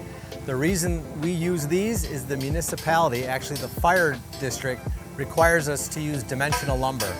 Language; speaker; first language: English; native; English